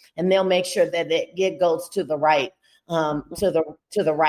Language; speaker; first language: English; native; English